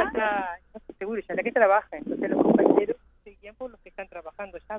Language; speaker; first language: Spanish; native; Spanish